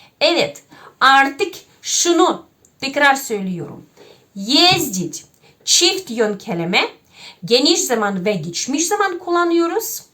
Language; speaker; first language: Turkish; non-native, fluent; Russian